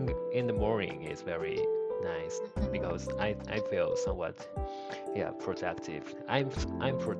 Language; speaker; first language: English; non-native, learner; Japanese